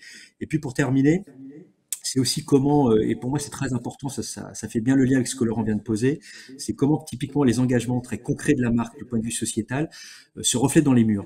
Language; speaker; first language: French; native; French